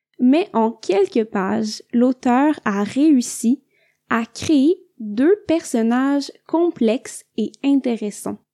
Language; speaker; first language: French; native; French